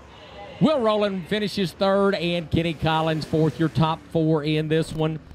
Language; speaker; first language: English; native; English